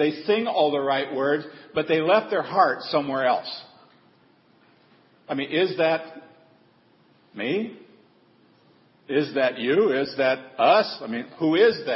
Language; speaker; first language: English; native; English